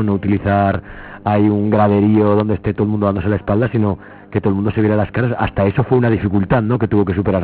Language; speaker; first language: Spanish; native; Spanish